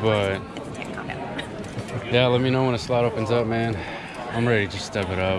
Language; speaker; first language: English; early bilingual, other home language; Spanish